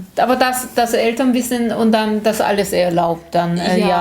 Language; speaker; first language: German; non-native, learner; Korean